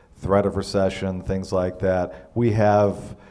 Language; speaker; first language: English; native; English